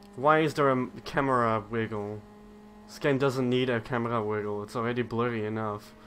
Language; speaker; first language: English; native; English